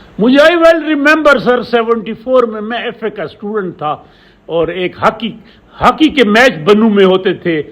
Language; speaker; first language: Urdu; non-native, local second language; Pashto